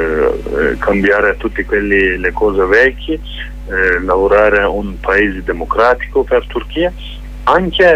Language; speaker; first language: Italian; non-native, fluent; Kurdish